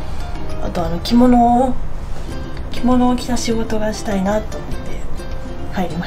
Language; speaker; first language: Japanese; native; Japanese